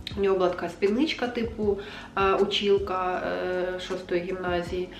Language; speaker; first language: Ukrainian; non-native, local second language; Russian